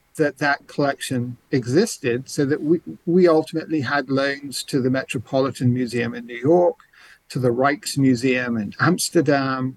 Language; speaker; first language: English; native; English